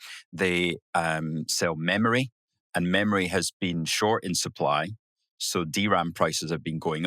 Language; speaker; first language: English; native; English